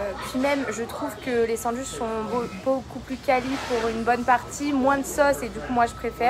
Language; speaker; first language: French; native; French